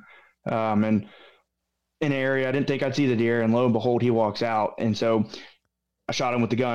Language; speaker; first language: English; native; English